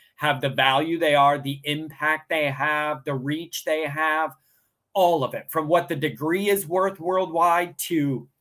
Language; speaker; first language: English; native; English